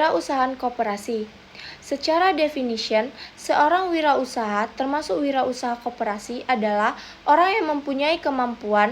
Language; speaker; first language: Indonesian; native; Indonesian